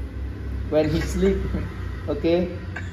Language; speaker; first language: English; non-native, learner; Vietnamese